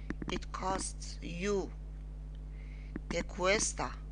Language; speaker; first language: English; non-native, fluent; Persian